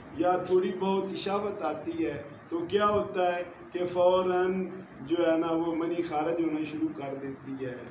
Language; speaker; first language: Urdu; non-native, local second language; Punjabi